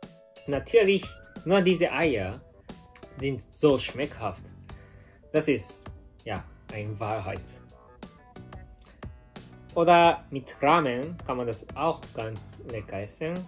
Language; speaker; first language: German; non-native, learner; Japanese